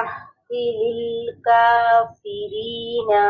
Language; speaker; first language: Arabic; non-native, learner; Bangla